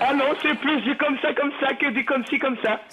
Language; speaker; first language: French; native; French